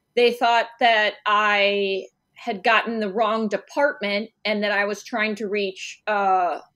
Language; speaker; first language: English; native; English